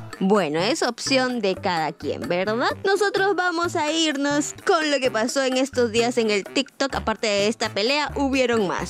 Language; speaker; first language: Spanish; native; Spanish